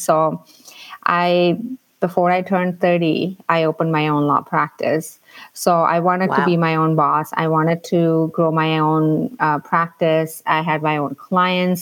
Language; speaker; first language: English; non-native, local second language; Punjabi